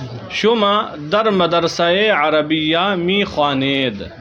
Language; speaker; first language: Persian; non-native, fluent; Urdu